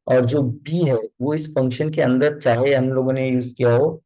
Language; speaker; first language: Hindi; non-native, local second language; Marathi